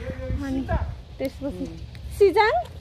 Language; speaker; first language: Korean; non-native, learner; Nepali